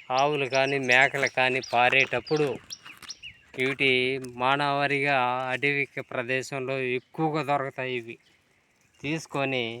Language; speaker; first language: Telugu; non-native, local second language; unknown